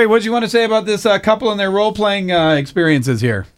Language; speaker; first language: English; native; English